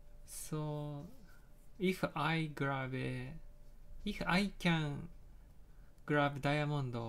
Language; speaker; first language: English; non-native, learner; Japanese